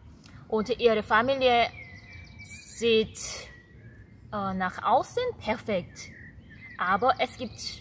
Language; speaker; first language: German; non-native, learner; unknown